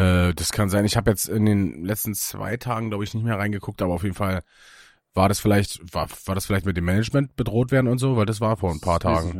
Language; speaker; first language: German; native; German